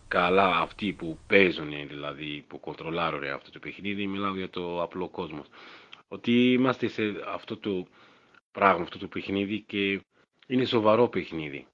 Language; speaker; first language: Greek; non-native, fluent; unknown